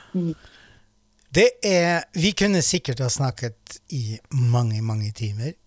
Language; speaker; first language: Norwegian; native; Norwegian